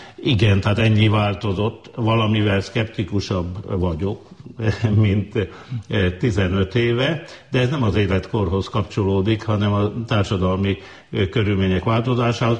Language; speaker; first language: Hungarian; native; Hungarian